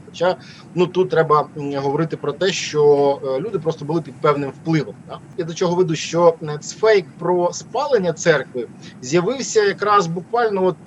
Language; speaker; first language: Ukrainian; native; Ukrainian